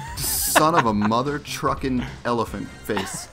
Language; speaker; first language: English; native; English